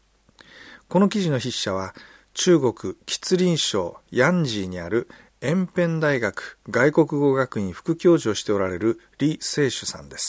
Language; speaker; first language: Japanese; native; Japanese